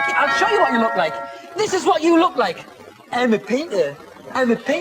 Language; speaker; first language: English; native; English